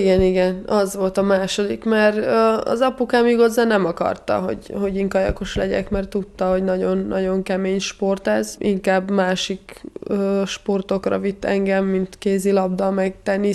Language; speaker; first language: Hungarian; non-native, fluent; Serbian